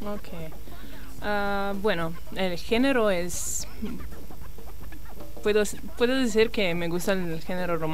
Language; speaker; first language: Spanish; non-native, learner; Italian